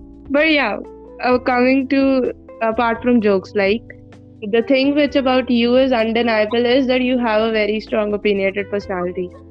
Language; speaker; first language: English; non-native, local second language; Punjabi